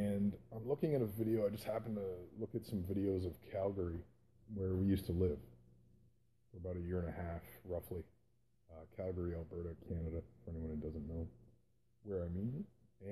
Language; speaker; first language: English; native; English